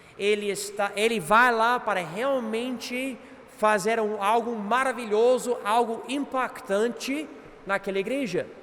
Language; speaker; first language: Portuguese; non-native, fluent; English